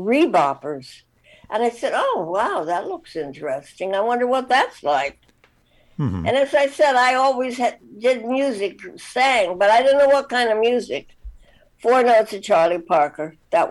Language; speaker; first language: English; native; English